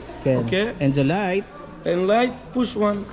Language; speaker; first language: English; non-native, learner; Hebrew